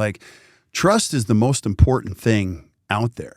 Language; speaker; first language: English; native; English